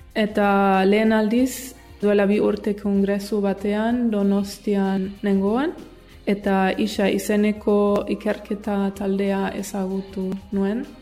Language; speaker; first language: Basque; non-native, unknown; German